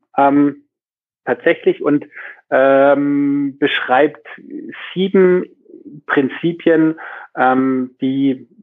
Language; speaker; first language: German; native; German